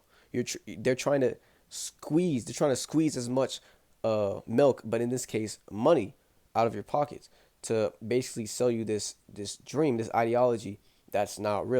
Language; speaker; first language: English; native; English